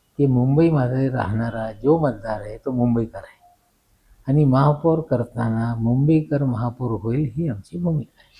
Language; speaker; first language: Marathi; non-native, local second language; Urdu